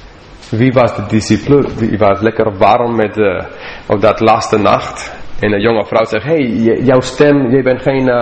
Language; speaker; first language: Dutch; non-native, fluent; English